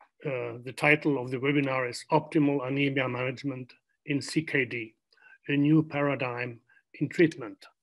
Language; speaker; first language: English; non-native, fluent; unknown